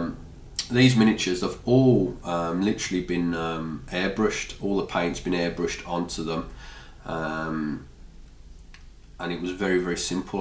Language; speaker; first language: English; native; English